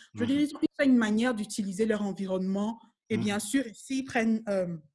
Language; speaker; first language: French; native; French